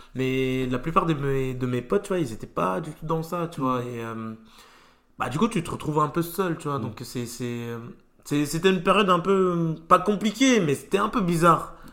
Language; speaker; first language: French; native; French